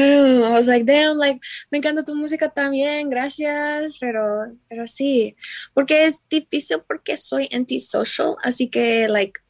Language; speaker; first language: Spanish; non-native, learner; English